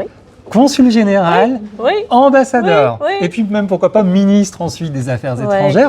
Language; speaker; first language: French; native; French